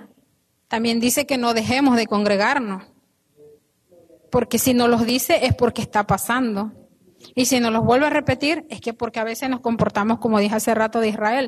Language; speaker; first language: Spanish; native; Spanish